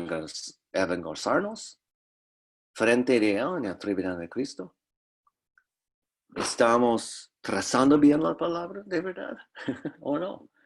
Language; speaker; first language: Spanish; non-native, fluent; English